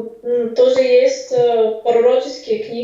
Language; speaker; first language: Russian; non-native, fluent; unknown